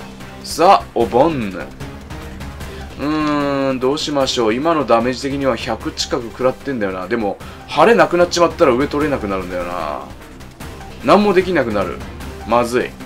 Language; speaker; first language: Japanese; native; Japanese